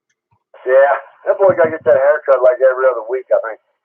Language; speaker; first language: English; native; English